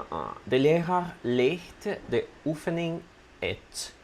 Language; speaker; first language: Dutch; non-native, learner; Italian